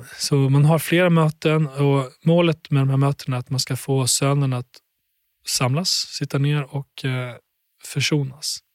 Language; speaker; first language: Swedish; early bilingual, other home language; Albanian